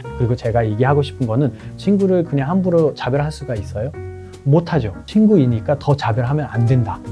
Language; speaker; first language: Korean; non-native, fluent; Nepali